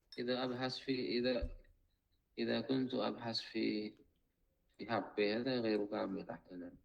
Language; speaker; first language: Arabic; non-native, fluent; Indonesian